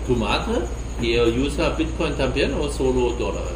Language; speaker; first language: Spanish; non-native, learner; German